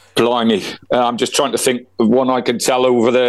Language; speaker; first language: English; native; English